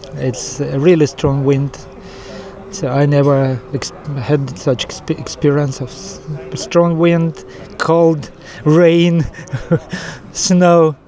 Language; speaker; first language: English; non-native, fluent; Ukrainian